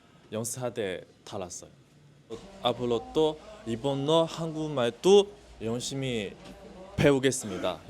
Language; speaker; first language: Korean; non-native, learner; Chinese